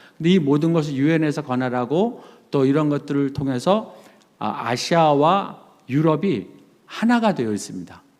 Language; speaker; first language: Korean; native; Korean